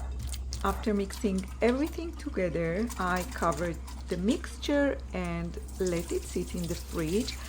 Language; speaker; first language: English; non-native, fluent; Hebrew